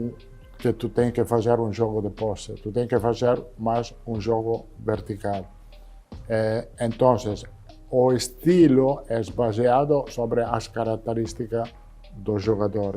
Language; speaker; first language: Portuguese; non-native, learner; Italian